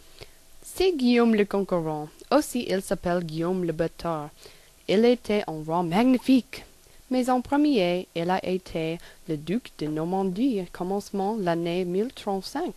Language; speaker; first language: French; non-native, learner; English